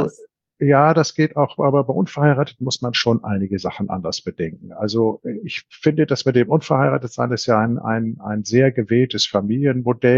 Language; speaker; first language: German; native; German